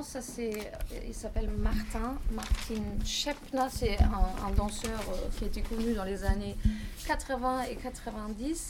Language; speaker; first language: French; non-native, fluent; German